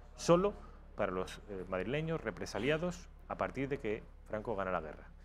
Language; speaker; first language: Spanish; native; Spanish